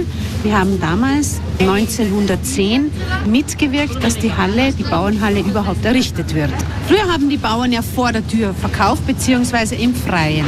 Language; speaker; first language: German; native; German